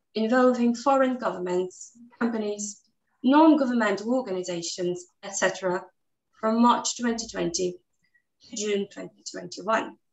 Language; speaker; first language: English; non-native, fluent; Portuguese